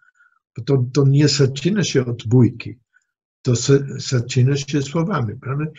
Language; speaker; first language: Polish; non-native, fluent; German